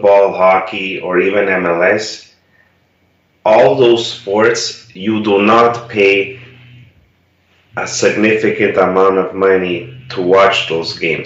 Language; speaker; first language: English; non-native, fluent; Italian